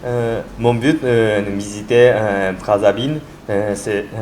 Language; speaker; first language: French; non-native, learner; Japanese